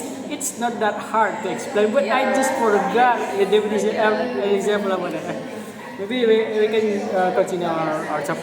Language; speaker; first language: English; non-native, learner; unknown